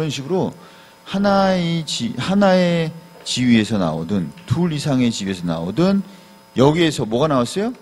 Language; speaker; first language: Korean; native; Korean